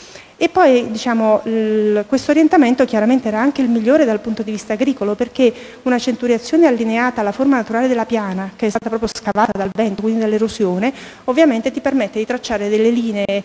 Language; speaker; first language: Italian; native; Italian